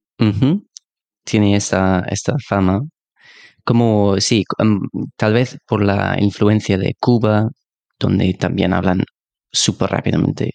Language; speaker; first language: Spanish; non-native, fluent; English